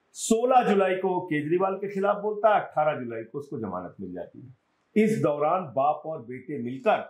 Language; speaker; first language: Hindi; native; Hindi